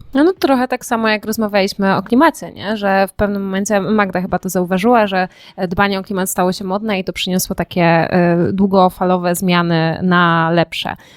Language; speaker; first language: Polish; native; Polish